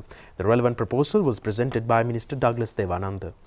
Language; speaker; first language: English; non-native, local second language; Sinhala